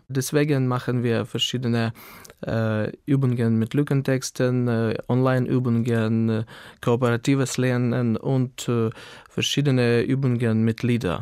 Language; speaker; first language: German; non-native, fluent; Ukrainian